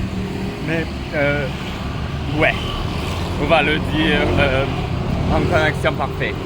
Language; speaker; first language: French; non-native, learner; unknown